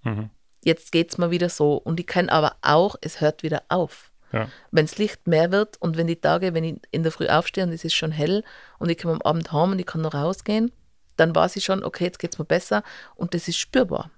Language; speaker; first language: German; native; German